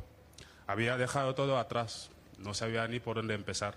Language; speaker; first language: Spanish; non-native, fluent; Wolof